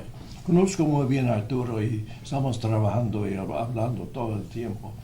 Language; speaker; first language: Spanish; non-native, fluent; English